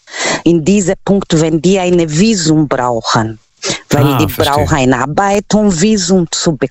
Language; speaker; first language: German; non-native, learner; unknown